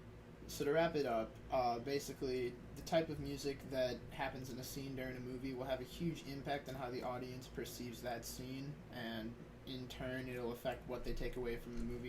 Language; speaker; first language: English; native; English